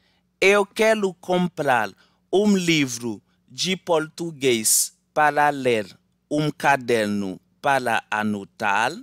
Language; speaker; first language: Portuguese; non-native, learner; Haitian Creole